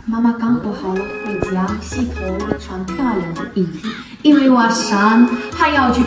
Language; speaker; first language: Chinese; non-native, learner; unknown